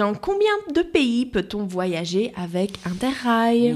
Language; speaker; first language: French; native; French